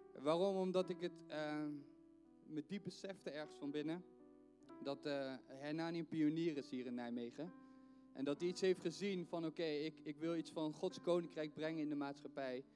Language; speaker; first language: Dutch; native; Dutch